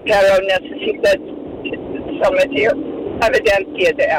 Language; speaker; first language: Spanish; non-native, fluent; English